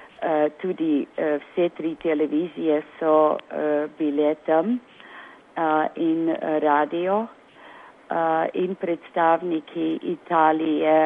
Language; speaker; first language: Slovenian; early bilingual, heritage; Slovenian